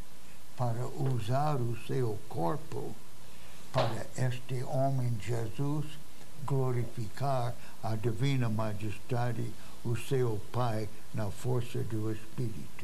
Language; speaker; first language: Portuguese; non-native, fluent; English